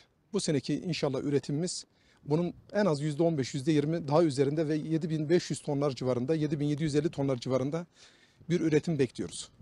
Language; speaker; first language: Turkish; native; Turkish